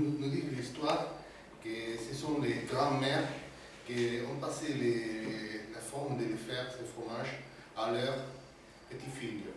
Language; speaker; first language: French; non-native, learner; Spanish